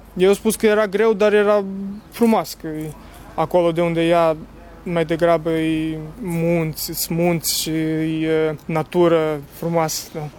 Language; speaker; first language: Romanian; early bilingual, heritage; Romanian